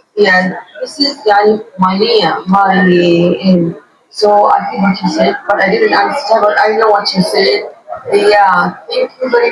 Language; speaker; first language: English; non-native, learner; Arabic